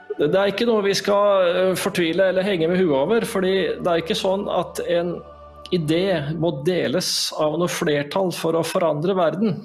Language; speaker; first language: Norwegian; native; Norwegian